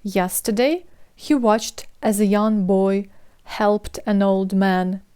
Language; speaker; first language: English; non-native, fluent; Ukrainian